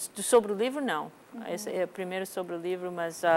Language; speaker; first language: Portuguese; non-native, fluent; English